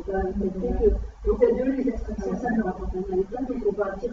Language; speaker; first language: French; native; French